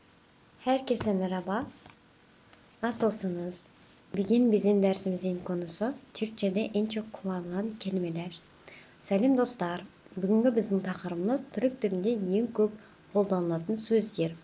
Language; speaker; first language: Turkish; non-native, fluent; Kazakh